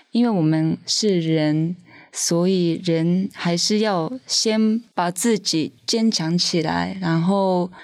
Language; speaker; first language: Chinese; non-native, fluent; Japanese